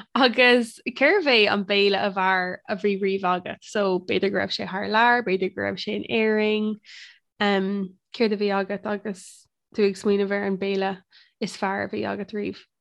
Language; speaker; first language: Irish; non-native, local second language; English